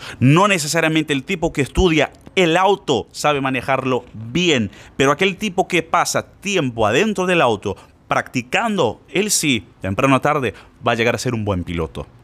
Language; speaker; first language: Spanish; non-native, fluent; Portuguese